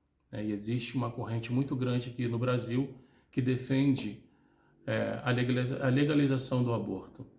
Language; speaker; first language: Portuguese; native; Portuguese